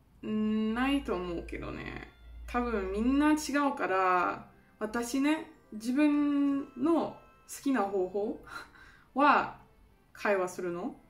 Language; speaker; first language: Japanese; non-native, fluent; German